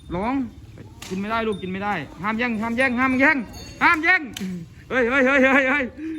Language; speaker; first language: Thai; native; Thai